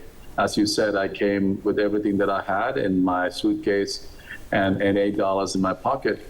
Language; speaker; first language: English; non-native, local second language; Malayalam